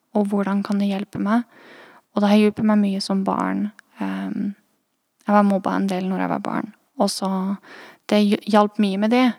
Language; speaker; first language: Norwegian; non-native, fluent; Dutch